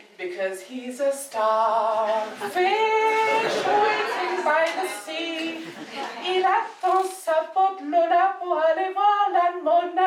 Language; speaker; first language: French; non-native, fluent; English